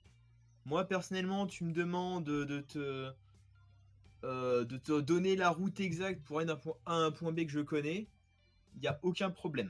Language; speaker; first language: French; native; French